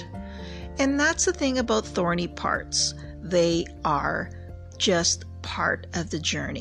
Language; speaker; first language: English; native; English